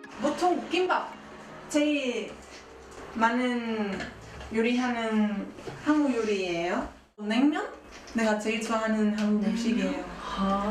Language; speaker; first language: Korean; non-native, learner; Spanish